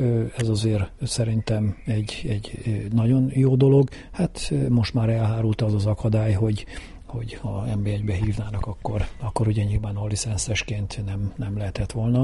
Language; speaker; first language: Hungarian; native; Hungarian